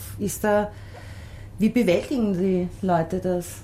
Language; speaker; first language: German; native; German